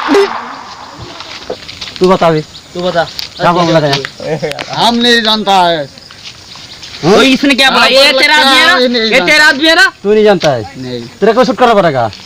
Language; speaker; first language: Hindi; non-native, local second language; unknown